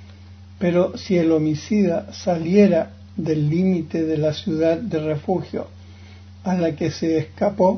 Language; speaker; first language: Spanish; native; Spanish